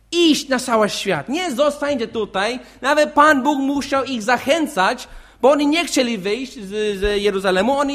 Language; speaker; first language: Polish; non-native, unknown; English